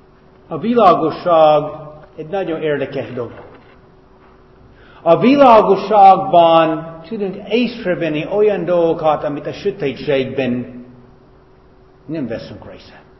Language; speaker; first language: Hungarian; non-native, fluent; English